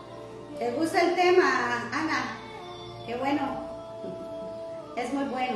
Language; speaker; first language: Spanish; native; Spanish